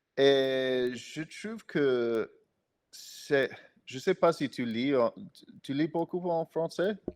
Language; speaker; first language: French; non-native, fluent; English